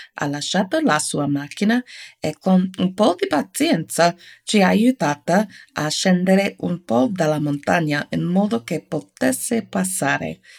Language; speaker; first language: Italian; non-native, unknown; English